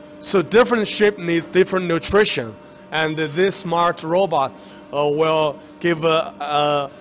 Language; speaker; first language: English; non-native, fluent; Chinese